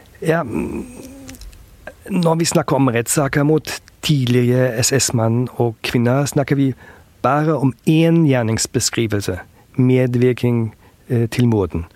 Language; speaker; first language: Norwegian; early bilingual, heritage; German